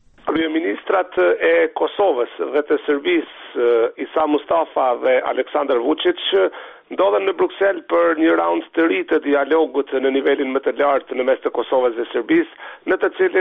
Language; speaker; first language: Albanian; native; Albanian